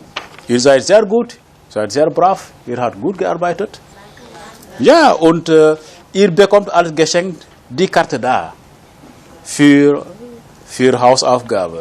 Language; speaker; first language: German; non-native, fluent; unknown